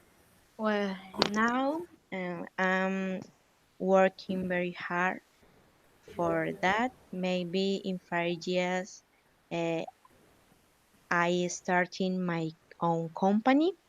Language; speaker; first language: English; non-native, learner; Spanish